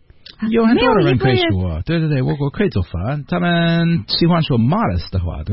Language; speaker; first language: Chinese; non-native, learner; English